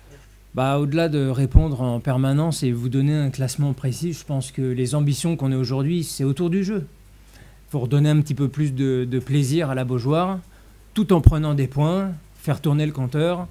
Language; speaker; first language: French; native; French